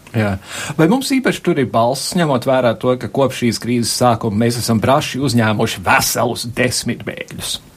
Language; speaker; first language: Latvian; early bilingual, heritage; Latvian